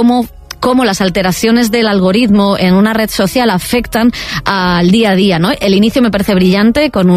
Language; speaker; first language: Spanish; native; Spanish